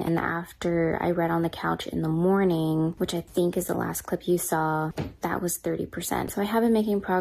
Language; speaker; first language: English; native; English